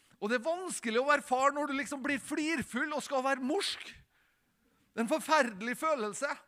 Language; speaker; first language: Norwegian; native; Norwegian